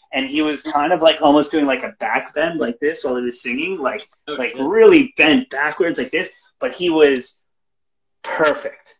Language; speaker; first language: English; native; English